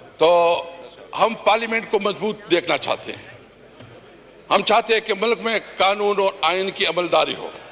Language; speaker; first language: Urdu; non-native, local second language; Pashto